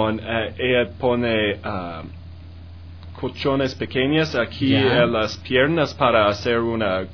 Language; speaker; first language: Spanish; non-native, learner; English